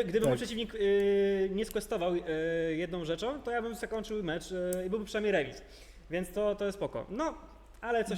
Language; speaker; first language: Polish; native; Polish